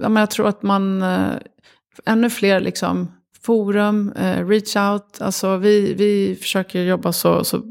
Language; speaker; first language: Swedish; early bilingual, other home language; Arabic